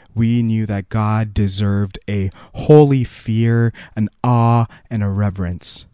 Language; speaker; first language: English; early bilingual, other home language; Korean